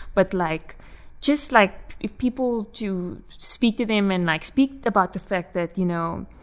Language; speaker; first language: English; native; English